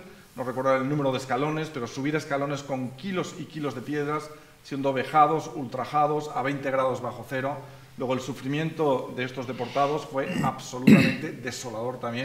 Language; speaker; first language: Spanish; native; Spanish